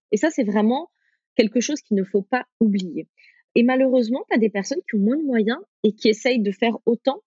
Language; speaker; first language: French; early bilingual, other home language; Arabic